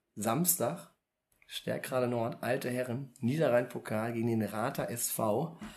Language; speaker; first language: German; native; German